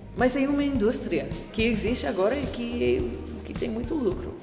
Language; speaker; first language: Portuguese; non-native, fluent; English